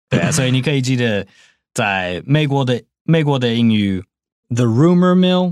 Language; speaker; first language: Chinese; non-native, fluent; English